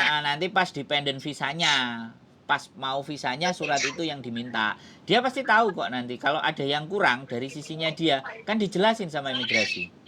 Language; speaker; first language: Indonesian; non-native, local second language; Javanese